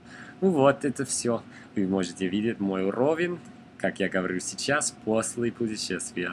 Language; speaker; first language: Russian; non-native, learner; English